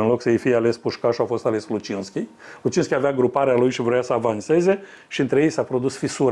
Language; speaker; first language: Romanian; native; Romanian